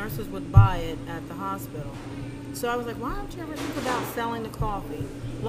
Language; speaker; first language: English; native; English